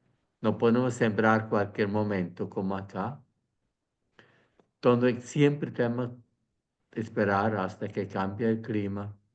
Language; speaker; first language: Spanish; non-native, fluent; Swiss German